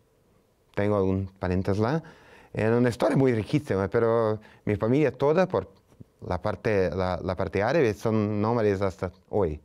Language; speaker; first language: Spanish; non-native, fluent; Portuguese